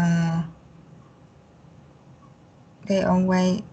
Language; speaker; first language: English; non-native, learner; Vietnamese